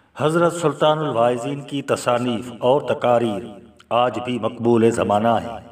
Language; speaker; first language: Urdu; non-native, local second language; Sindhi